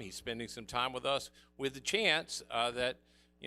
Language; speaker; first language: English; native; English